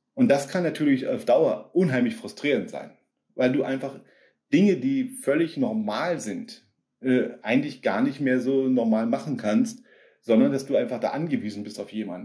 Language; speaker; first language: German; native; German